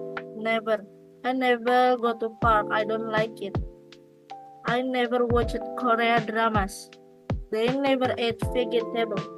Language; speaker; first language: English; non-native, learner; Indonesian